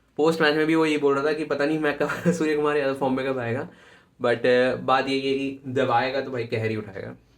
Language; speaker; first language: Hindi; native; Hindi